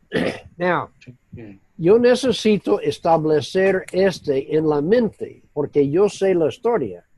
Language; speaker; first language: Spanish; non-native, fluent; English